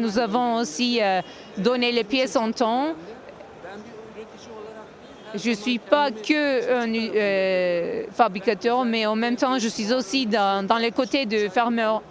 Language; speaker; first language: French; non-native, learner; Turkish